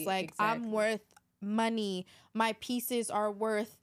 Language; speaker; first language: English; native; English